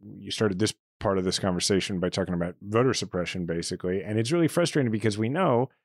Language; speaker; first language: English; native; English